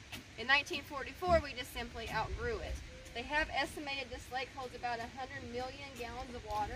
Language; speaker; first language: English; native; English